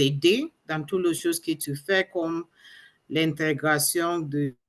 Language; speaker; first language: French; non-native, learner; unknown